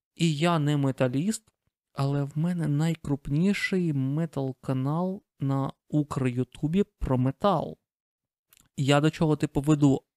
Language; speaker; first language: Ukrainian; non-native, local second language; Russian